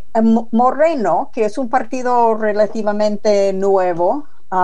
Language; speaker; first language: Spanish; non-native, fluent; English